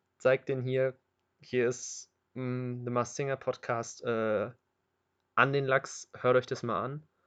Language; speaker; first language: German; native; German